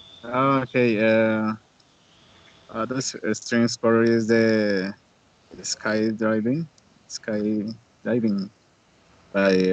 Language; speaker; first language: English; non-native, learner; Spanish